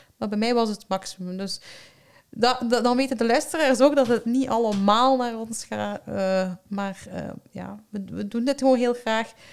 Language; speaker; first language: Dutch; native; Dutch